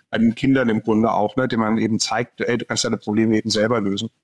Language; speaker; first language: German; native; German